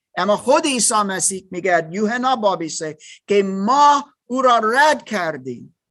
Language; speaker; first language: Persian; non-native, learner; German